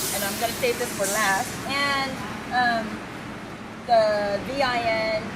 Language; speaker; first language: English; native; English